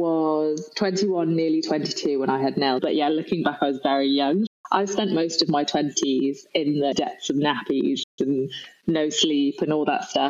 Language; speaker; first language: English; native; English